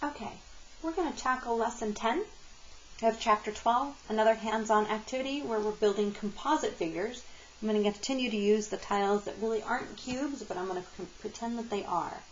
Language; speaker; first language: English; native; English